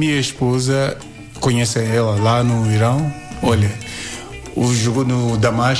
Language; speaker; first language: Portuguese; non-native, learner; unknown